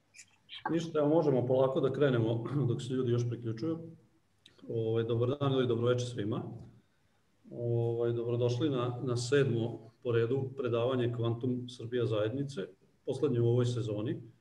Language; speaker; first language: Serbian; native; Serbian